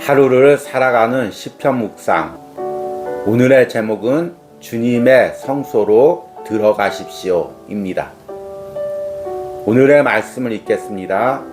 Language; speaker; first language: Korean; native; Korean